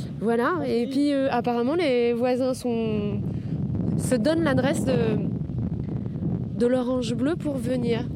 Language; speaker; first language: French; native; French